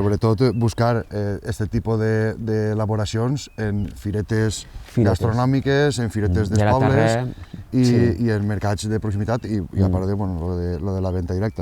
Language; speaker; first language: Catalan; native; Catalan